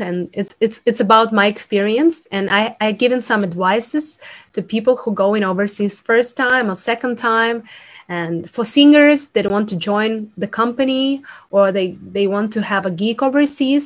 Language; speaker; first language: English; non-native, fluent; Ukrainian